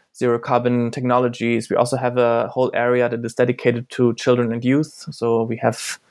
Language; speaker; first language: English; non-native, fluent; German